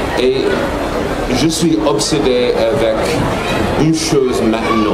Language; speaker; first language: French; non-native, fluent; English